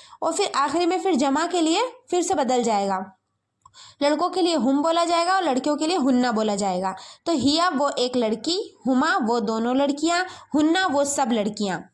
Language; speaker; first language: Urdu; native; Urdu